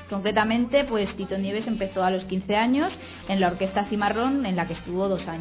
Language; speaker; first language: Spanish; native; Spanish